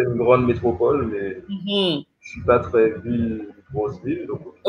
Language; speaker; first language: French; native; French